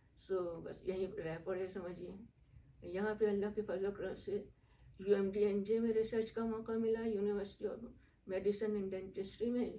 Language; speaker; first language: Urdu; native; Urdu